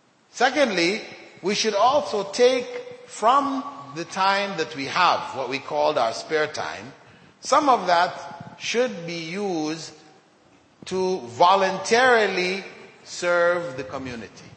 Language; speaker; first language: English; native; English